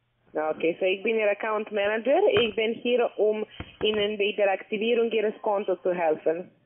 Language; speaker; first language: German; non-native, learner; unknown